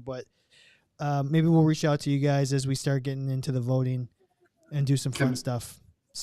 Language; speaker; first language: English; native; English